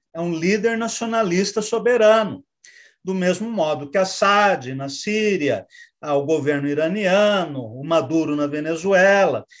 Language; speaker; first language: Portuguese; native; Portuguese